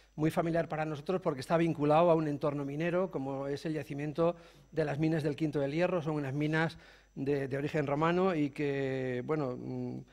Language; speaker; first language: Spanish; native; Spanish